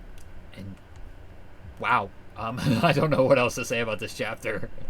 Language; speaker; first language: English; native; English